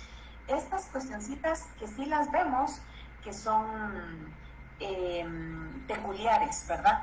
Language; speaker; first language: Spanish; native; Spanish